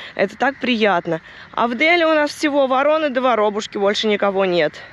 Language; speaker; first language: Russian; native; Russian